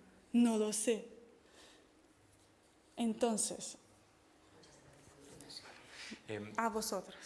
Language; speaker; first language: Spanish; non-native, fluent; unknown